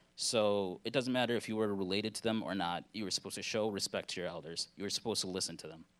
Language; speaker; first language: English; early bilingual, other home language; Hindi